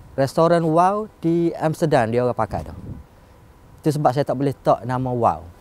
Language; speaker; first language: Malay; native; Malay